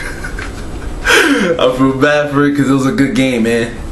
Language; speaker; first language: English; native; English